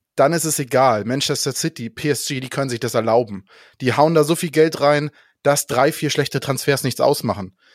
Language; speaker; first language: German; non-native, fluent; Danish